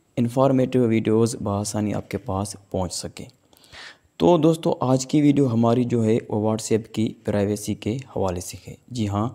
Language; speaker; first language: Urdu; non-native, local second language; Sindhi